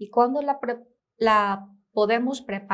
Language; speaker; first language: Spanish; non-native, fluent; Korean